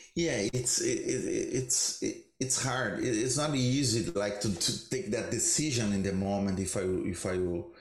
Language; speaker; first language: English; non-native, learner; Portuguese